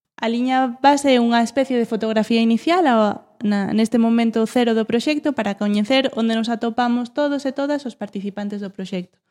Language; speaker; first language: Galician; non-native, local second language; Spanish